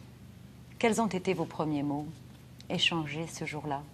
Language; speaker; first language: French; native; French